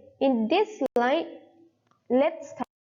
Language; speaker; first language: English; non-native, fluent; Thai